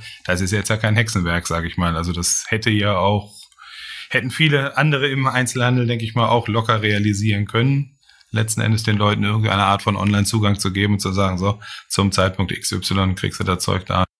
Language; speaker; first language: German; native; German